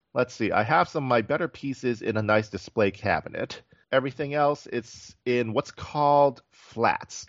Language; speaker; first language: English; native; English